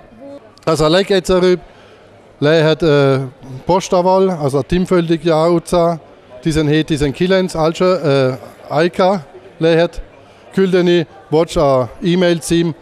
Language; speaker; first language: Hungarian; non-native, learner; German